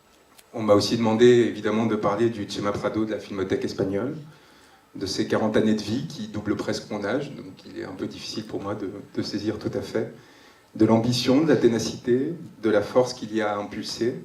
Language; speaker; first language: French; native; French